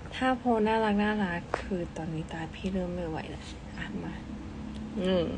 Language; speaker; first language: Thai; early bilingual, other home language; Cantonese